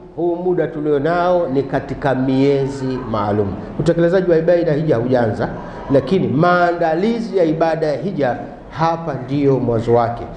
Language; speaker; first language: Swahili; native; Swahili